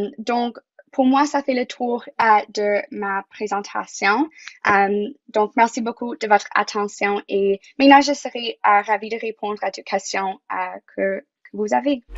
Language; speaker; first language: French; non-native, local second language; English